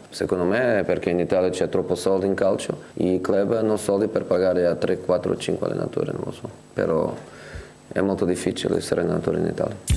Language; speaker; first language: Italian; non-native, fluent; Portuguese